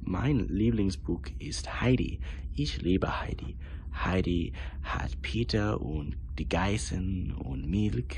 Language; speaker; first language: German; non-native, learner; English